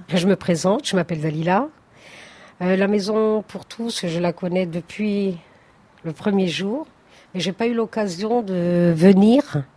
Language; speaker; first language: French; native; French